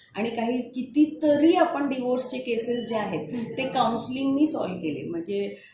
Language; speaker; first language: Marathi; non-native, local second language; Hindi